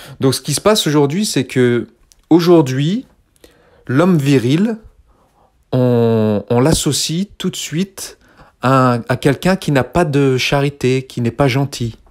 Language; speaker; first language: French; early bilingual, other home language; Kabyle